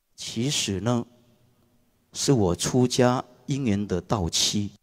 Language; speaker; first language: Chinese; non-native, fluent; Indonesian